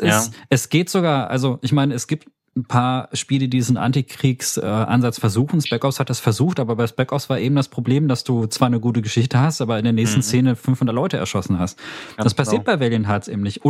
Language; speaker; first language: German; native; German